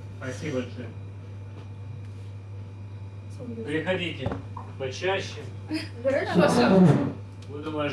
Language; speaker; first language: Russian; native; Russian